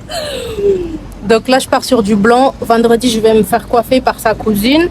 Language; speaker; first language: French; native; French